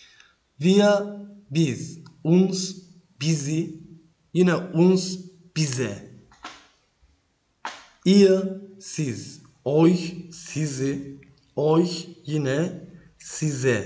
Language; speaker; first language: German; non-native, fluent; Turkish